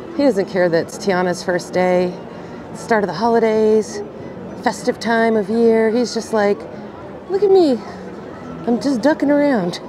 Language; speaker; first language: English; native; English